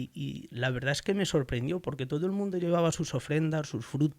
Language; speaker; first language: Spanish; native; Spanish